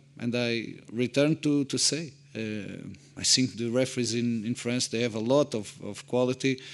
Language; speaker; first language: English; non-native, fluent; Portuguese